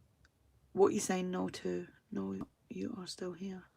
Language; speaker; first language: English; native; English